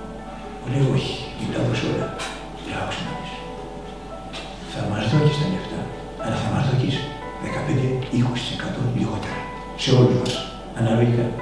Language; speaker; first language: Greek; native; Greek